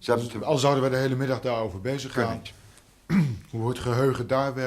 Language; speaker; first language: Dutch; native; Dutch